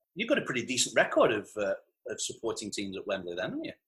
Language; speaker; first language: English; native; English